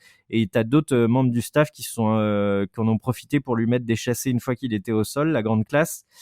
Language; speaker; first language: French; native; French